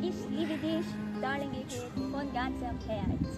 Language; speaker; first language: German; non-native, fluent; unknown